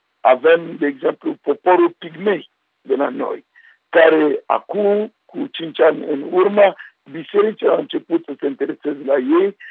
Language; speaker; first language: Romanian; non-native, fluent; Sango